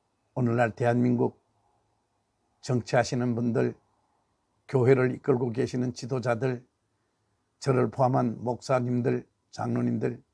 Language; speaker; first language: Korean; native; Korean